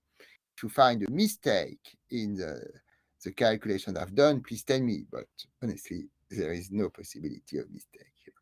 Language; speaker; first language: English; non-native, fluent; French